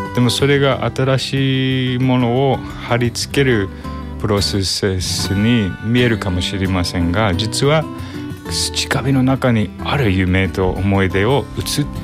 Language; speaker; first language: Japanese; non-native, fluent; English